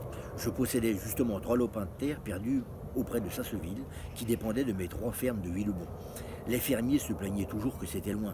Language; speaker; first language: French; native; French